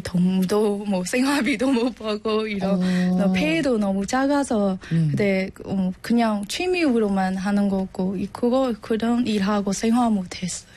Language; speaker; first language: Korean; non-native, learner; Burmese